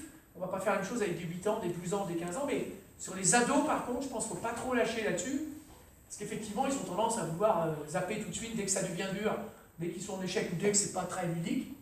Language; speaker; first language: French; native; French